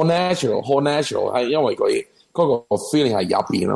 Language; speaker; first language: Cantonese; non-native, learner; Spanish